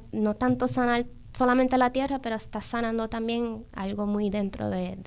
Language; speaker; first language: Spanish; early bilingual, heritage; Spanish